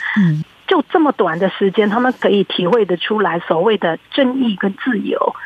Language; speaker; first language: Chinese; early bilingual, heritage; Chinese